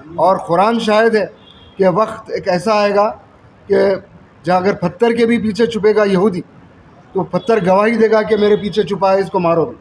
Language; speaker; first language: Urdu; native; Urdu